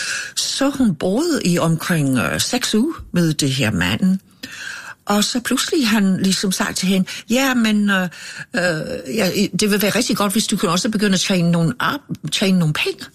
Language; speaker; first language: Danish; non-native, fluent; English